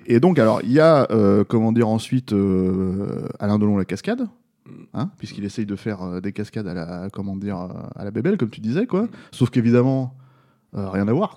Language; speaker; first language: French; native; French